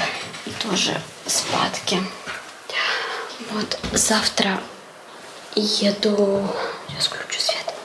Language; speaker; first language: Russian; native; Russian